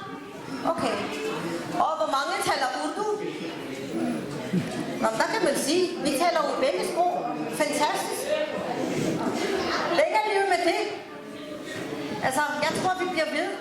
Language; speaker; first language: Danish; early bilingual, other home language; Urdu